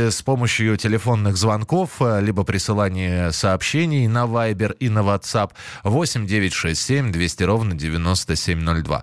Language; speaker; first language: Russian; native; Russian